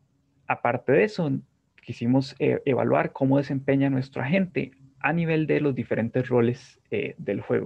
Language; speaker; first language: Spanish; native; Spanish